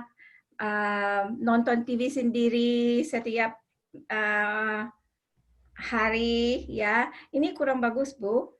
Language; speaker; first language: Indonesian; non-native, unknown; English